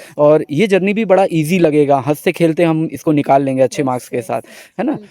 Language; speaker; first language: Hindi; native; Hindi